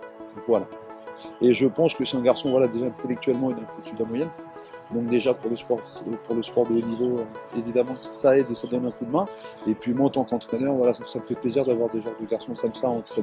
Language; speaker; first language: French; native; French